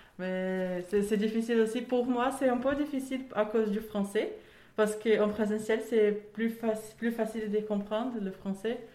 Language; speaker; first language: French; non-native, learner; Portuguese